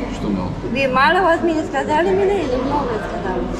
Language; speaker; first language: Russian; non-native, local second language; Uzbek